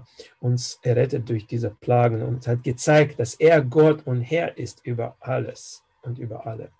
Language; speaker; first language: German; non-native, fluent; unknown